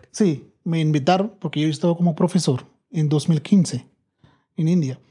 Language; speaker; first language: Spanish; non-native, learner; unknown